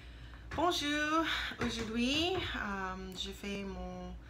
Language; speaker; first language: French; non-native, learner; English